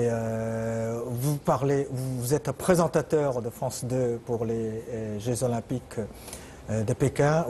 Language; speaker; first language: French; non-native, fluent; Chinese